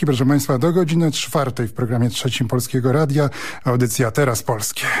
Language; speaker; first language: Polish; native; Polish